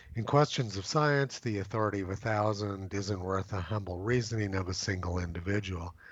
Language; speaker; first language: English; native; English